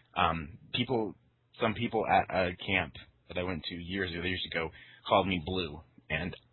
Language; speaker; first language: English; early bilingual, other home language; Chinese